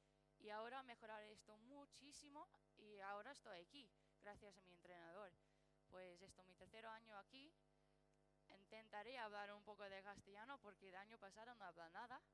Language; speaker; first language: Spanish; non-native, learner; English